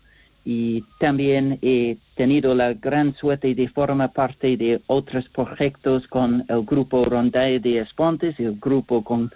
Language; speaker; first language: Spanish; non-native, learner; English